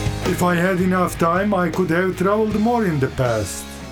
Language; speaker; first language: English; non-native, fluent; Turkish